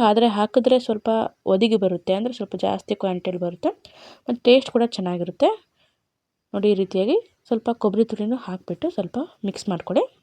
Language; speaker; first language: Kannada; non-native, local second language; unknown